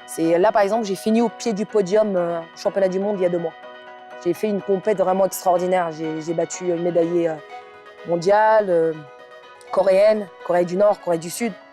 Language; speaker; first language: French; non-native, local second language; Arabic